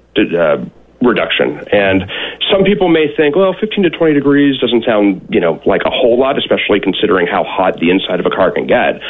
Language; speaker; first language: English; native; English